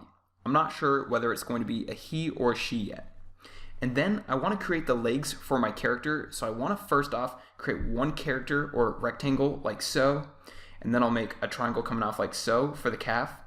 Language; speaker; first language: English; native; English